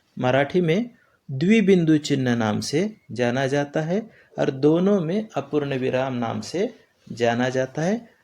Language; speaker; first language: Hindi; non-native, local second language; Marathi